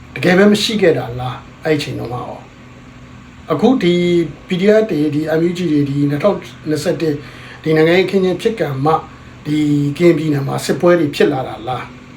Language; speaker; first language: Burmese; non-native, local second language; Karen languages